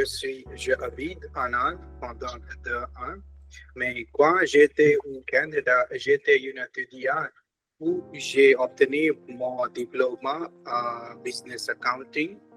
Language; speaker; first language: French; non-native, learner; Hindi